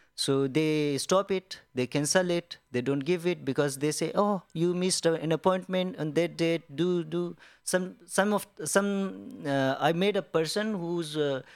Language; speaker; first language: English; non-native, fluent; Persian